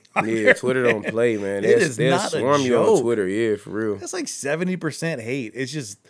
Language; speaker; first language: English; native; English